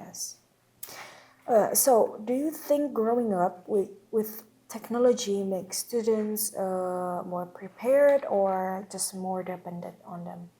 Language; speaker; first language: English; non-native, local second language; Indonesian